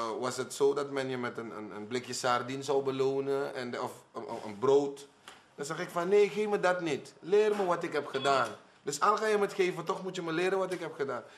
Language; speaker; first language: Dutch; non-native, local second language; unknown